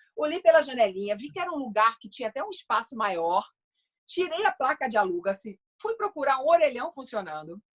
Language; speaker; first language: Portuguese; native; Portuguese